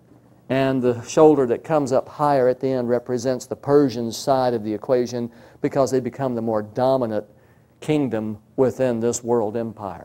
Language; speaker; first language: English; native; English